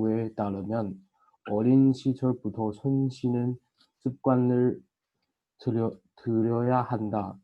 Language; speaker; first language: Korean; non-native, learner; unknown